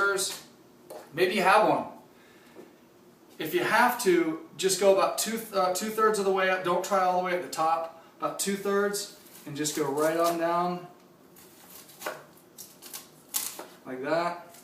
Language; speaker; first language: English; native; English